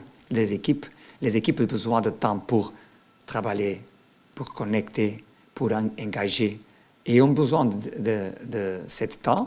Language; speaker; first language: French; non-native, learner; Portuguese